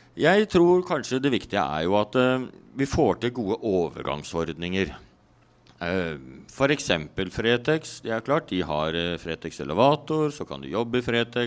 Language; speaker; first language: Norwegian; native; Norwegian